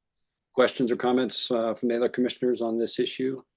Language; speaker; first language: English; native; English